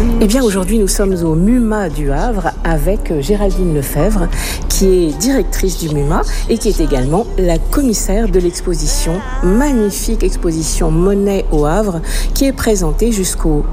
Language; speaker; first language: French; native; French